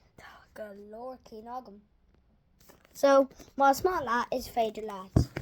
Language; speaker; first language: Irish; non-native, learner; English